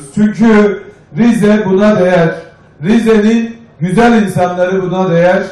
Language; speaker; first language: Turkish; native; Turkish